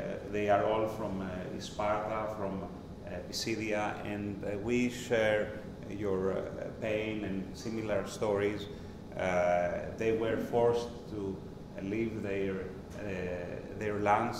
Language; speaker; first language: English; non-native, fluent; Greek